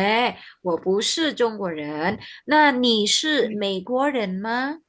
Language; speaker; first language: Chinese; non-native, fluent; Indonesian